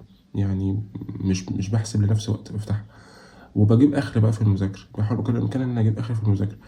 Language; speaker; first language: Arabic; native; Arabic